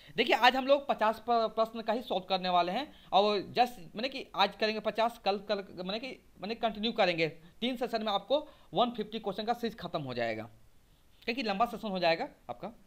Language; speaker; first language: Hindi; native; Hindi